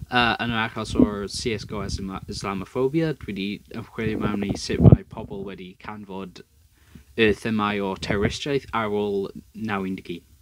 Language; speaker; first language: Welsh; non-native, local second language; English